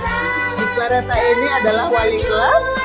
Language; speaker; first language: Indonesian; native; Indonesian